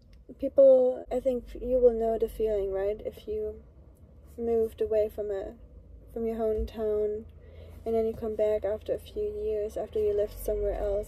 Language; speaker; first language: English; non-native, fluent; German